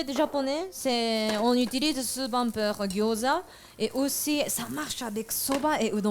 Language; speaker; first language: French; non-native, fluent; Japanese